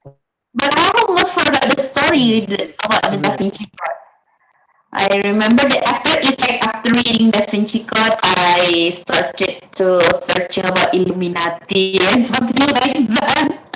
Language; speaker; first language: English; non-native, learner; Indonesian